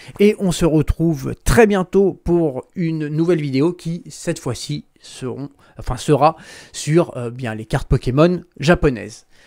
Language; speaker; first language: French; native; French